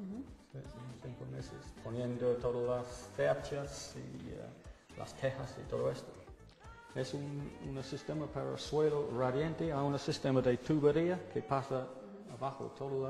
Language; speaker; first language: Spanish; non-native, fluent; English